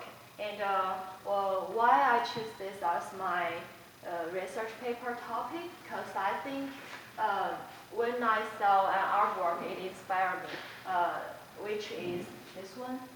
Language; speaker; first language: English; non-native, fluent; Chinese